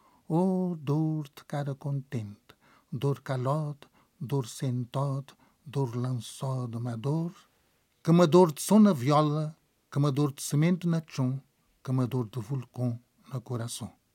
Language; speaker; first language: Portuguese; non-native, local second language; Kabuverdianu